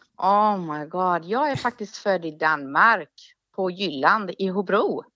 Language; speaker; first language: Swedish; early bilingual, other home language; Danish